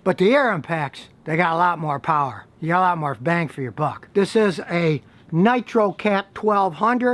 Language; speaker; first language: English; native; English